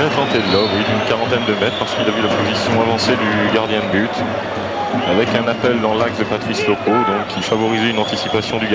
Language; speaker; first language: French; native; French